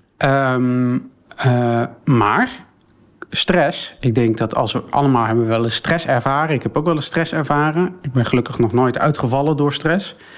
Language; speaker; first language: Dutch; early bilingual, other home language; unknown